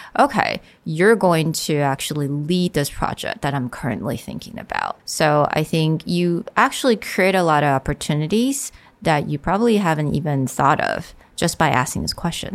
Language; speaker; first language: English; non-native, fluent; Chinese